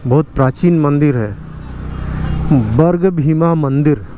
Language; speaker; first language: Hindi; non-native, local second language; Bangla